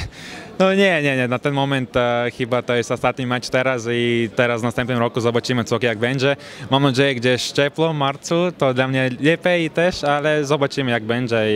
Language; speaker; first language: Polish; non-native, fluent; Latvian